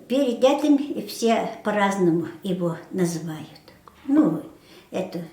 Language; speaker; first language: Russian; non-native, local second language; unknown